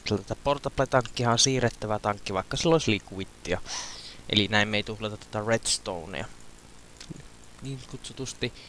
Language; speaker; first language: Finnish; native; Finnish